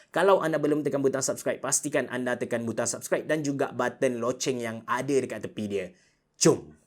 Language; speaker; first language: Malay; native; Malay